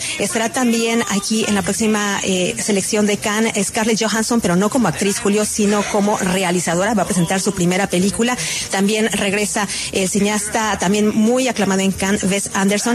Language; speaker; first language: Spanish; native; Spanish